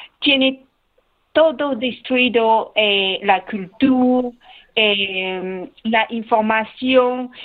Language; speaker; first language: Spanish; non-native, learner; Khmer